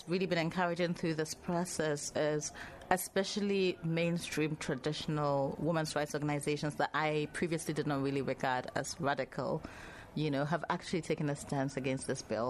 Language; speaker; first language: English; non-native, local second language; Akan